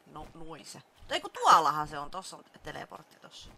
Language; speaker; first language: Finnish; native; Finnish